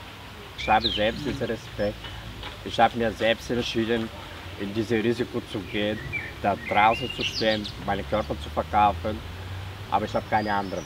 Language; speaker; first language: German; non-native, learner; Bulgarian